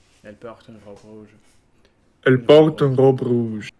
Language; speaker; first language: French; non-native, learner; Russian